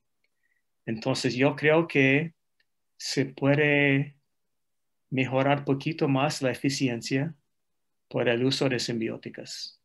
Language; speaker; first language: Spanish; non-native, fluent; English